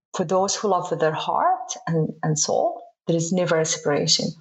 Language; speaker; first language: English; non-native, fluent; Arabic